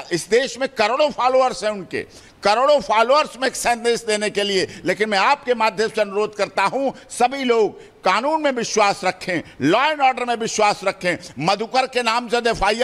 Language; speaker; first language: Hindi; native; Hindi